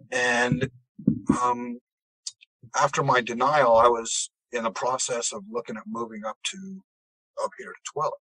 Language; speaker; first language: English; native; English